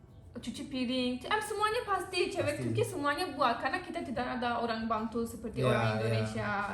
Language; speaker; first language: Indonesian; non-native, learner; Turkish